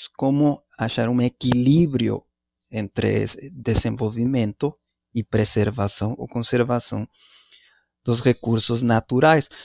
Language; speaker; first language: Portuguese; non-native, fluent; Spanish